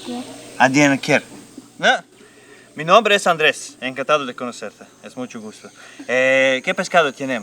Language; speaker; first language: Spanish; non-native, learner; Serbian